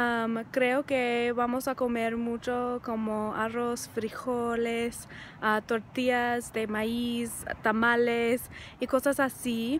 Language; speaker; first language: Spanish; non-native, learner; English